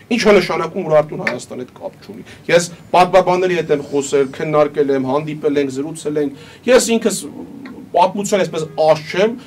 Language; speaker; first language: Armenian; native; Armenian